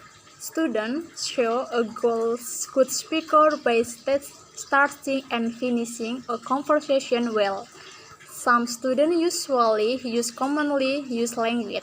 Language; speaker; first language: English; non-native, learner; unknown